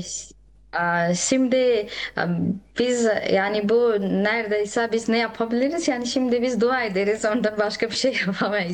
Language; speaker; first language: Turkish; non-native, fluent; Nepali